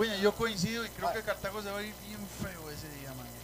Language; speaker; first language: Spanish; native; Spanish